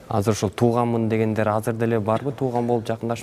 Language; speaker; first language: Kyrgyz; native; Kyrgyz